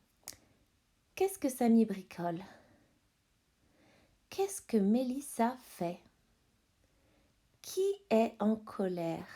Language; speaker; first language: French; non-native, fluent; English